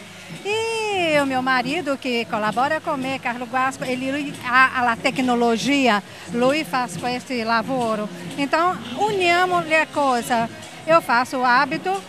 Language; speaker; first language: Italian; non-native, learner; Portuguese